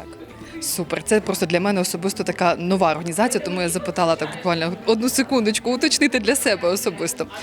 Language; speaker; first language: Ukrainian; native; Ukrainian